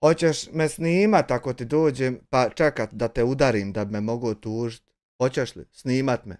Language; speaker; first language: Bosnian; native; Bosnian